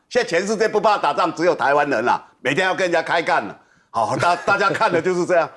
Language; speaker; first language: Chinese; native; Chinese